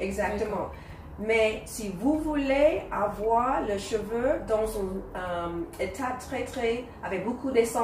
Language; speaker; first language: French; non-native, learner; English